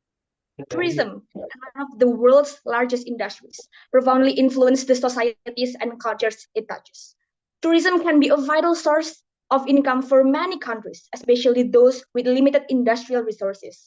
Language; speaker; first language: English; non-native, fluent; Indonesian